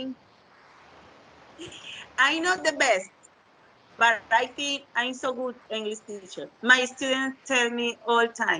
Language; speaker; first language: English; non-native, learner; Spanish